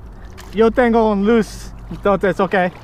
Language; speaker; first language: Spanish; non-native, learner; English